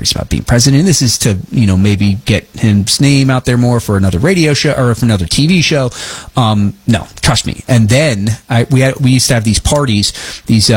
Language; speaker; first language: English; native; English